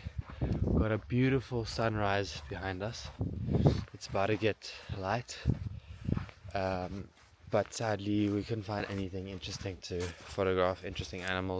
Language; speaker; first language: English; native; English